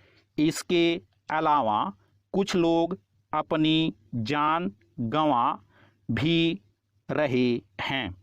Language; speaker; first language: Hindi; native; Hindi